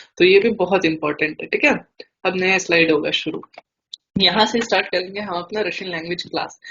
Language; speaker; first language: Hindi; native; Hindi